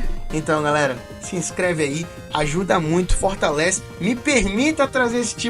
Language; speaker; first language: Portuguese; native; Portuguese